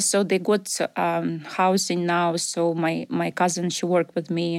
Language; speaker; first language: English; non-native, fluent; Ukrainian